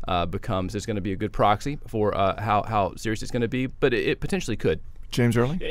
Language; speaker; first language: English; native; English